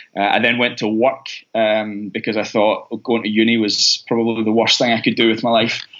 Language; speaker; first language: English; native; English